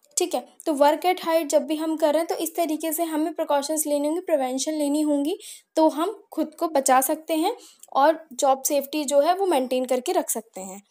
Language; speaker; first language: Hindi; native; Hindi